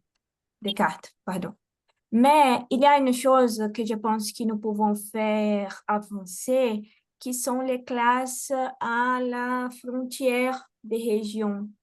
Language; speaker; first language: French; non-native, fluent; Portuguese